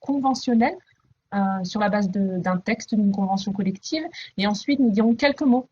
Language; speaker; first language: French; native; French